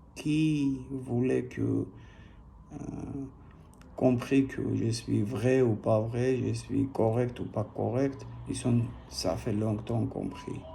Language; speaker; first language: French; non-native, learner; Armenian